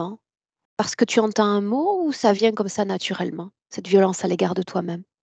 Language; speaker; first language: French; native; French